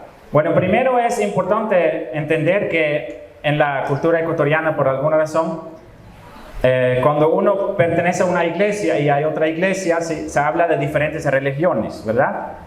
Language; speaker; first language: Spanish; non-native, fluent; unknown